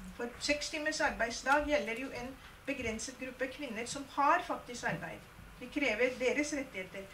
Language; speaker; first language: Norwegian; non-native, fluent; Urdu